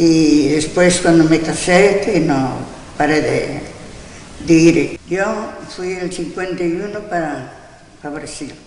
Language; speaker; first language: Spanish; non-native, local second language; Galician